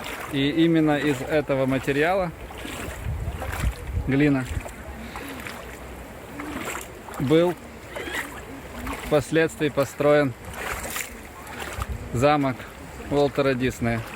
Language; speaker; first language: Russian; native; Russian